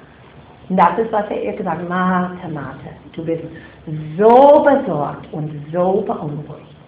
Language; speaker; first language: German; non-native, fluent; English